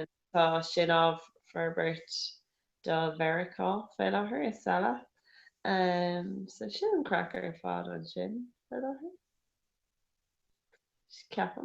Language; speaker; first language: Irish; non-native, local second language; English